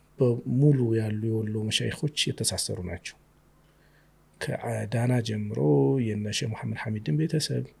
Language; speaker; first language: Amharic; native; Amharic